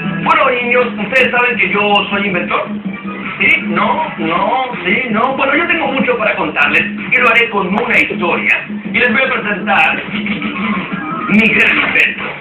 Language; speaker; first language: Spanish; native; Spanish